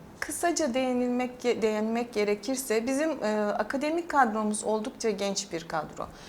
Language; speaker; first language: Turkish; native; Turkish